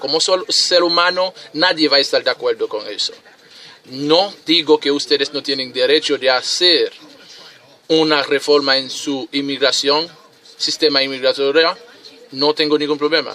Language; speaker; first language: Spanish; non-native, fluent; Haitian Creole